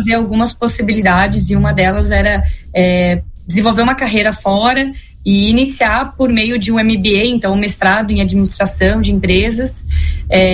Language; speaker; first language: Portuguese; native; Portuguese